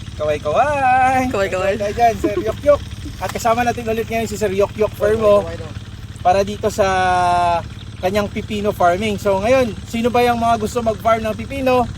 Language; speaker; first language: Filipino; native; Filipino